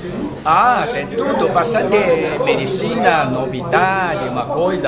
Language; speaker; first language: Portuguese; non-native, learner; Chinese